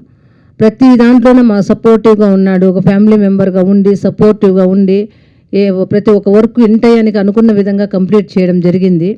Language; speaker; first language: Telugu; native; Telugu